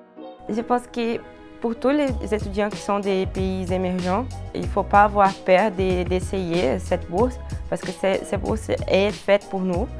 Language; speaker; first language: French; non-native, fluent; Portuguese